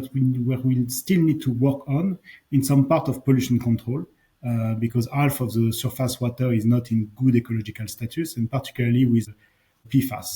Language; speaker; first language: English; non-native, fluent; French